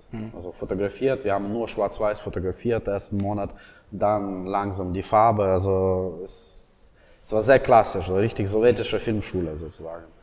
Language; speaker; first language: German; non-native, fluent; Russian